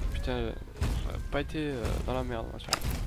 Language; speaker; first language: French; native; French